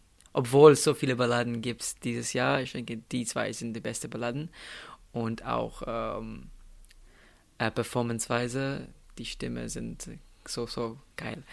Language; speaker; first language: German; non-native, fluent; Slovenian